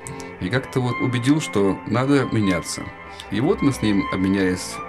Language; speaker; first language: Russian; native; Russian